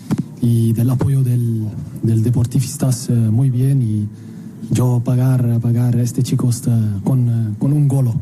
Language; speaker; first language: Spanish; non-native, learner; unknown